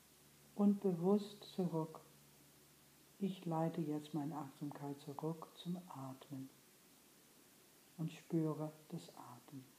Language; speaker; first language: German; non-native, fluent; English